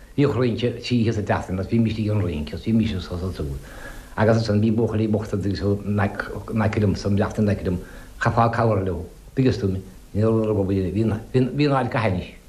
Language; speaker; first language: Irish; native; Irish